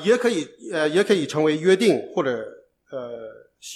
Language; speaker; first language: Chinese; native; Chinese